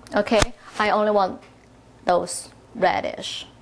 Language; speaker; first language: English; non-native, learner; Chinese